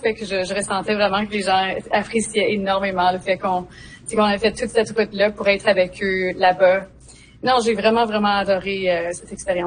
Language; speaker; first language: French; native; French